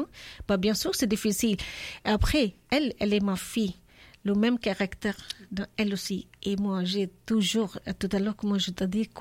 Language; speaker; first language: French; non-native, learner; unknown